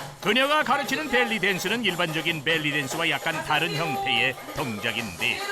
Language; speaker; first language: Korean; native; Korean